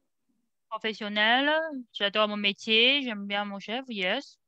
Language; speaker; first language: French; non-native, fluent; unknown